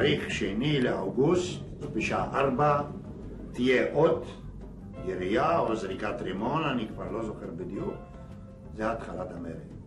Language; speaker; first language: Hebrew; non-native, fluent; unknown